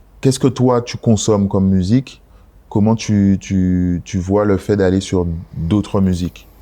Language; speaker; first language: French; native; French